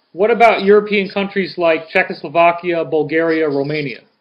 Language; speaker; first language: English; native; English